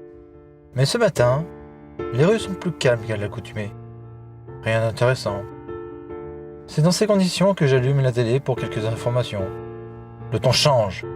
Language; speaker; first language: French; native; French